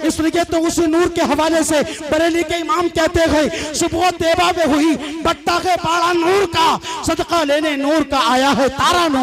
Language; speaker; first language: Hindi; native; Hindi